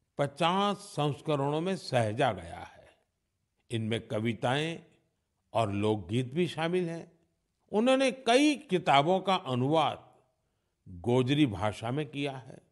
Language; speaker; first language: Hindi; non-native, local second language; Gujarati